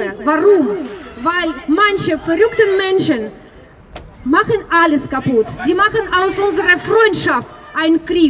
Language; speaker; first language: German; non-native, fluent; Russian